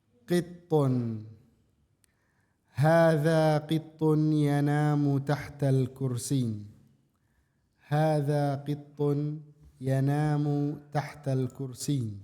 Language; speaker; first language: Arabic; non-native, fluent; Indonesian